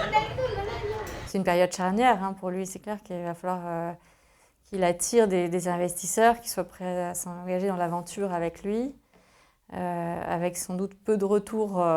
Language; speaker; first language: French; native; French